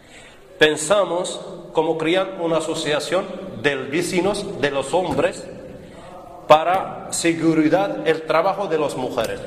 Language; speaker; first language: Spanish; non-native, learner; Arabic